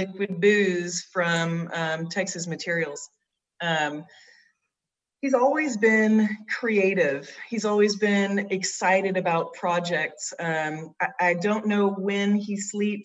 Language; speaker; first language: English; native; English